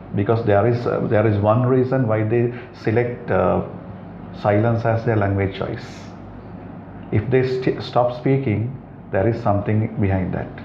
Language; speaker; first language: English; non-native, local second language; Sinhala